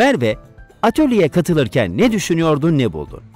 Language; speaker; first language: Turkish; native; Turkish